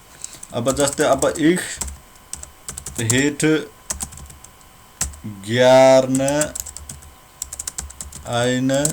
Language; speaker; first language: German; non-native, learner; Nepali